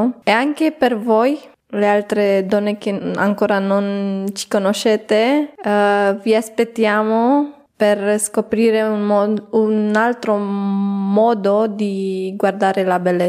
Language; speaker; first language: Italian; non-native, fluent; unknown